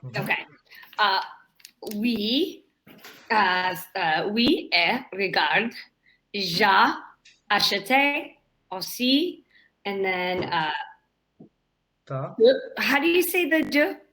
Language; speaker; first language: French; non-native, learner; English